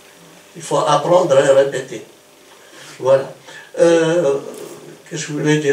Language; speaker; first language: French; non-native, local second language; Kabyle